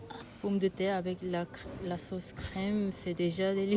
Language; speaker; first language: French; non-native, learner; Korean